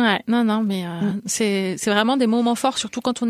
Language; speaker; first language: French; native; French